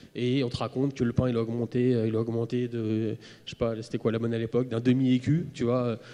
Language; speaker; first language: French; native; French